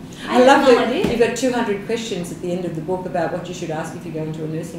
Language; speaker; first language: English; native; English